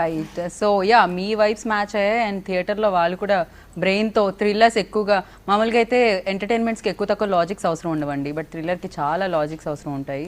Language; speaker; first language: Telugu; native; Telugu